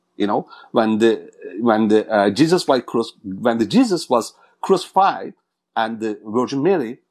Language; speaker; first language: English; non-native, fluent; Turkish